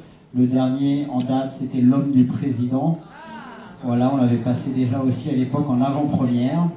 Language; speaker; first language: French; native; French